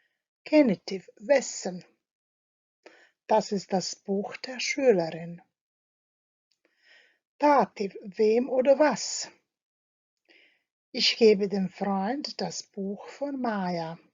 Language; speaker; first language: German; non-native, fluent; Croatian